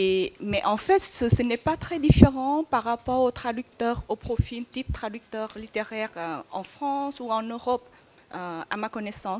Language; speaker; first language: French; non-native, fluent; Vietnamese